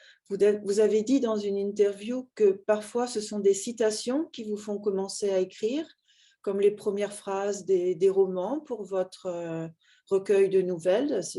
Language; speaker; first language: French; native; French